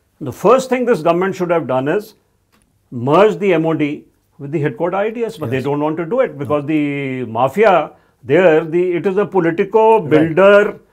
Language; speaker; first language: English; non-native, local second language; Hindi